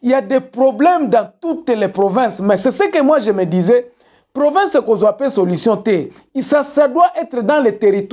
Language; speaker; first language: French; non-native, local second language; Lingala